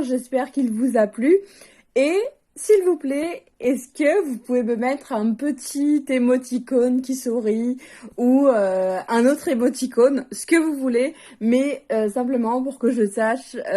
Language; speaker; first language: French; native; French